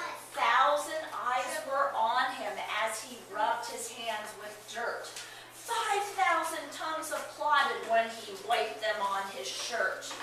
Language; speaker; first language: English; native; English